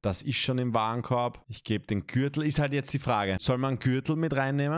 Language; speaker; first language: German; native; German